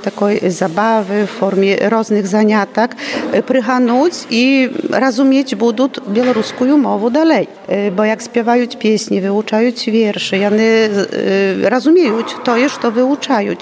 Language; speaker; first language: Polish; non-native, local second language; Belarusian